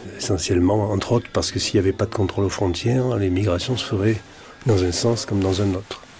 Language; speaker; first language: French; native; French